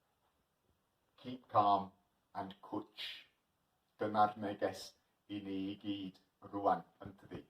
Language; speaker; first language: Welsh; non-native, local second language; English